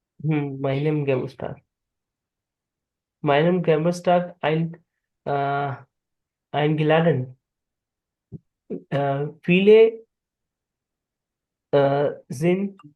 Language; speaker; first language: German; non-native, learner; Urdu